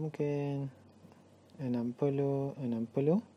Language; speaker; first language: Indonesian; non-native, learner; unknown